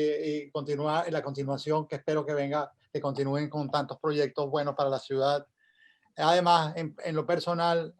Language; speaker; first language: Spanish; native; Spanish